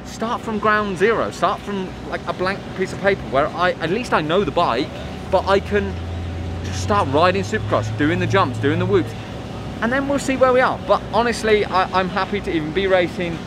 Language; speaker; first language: English; native; English